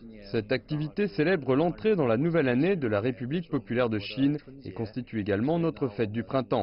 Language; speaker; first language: French; native; French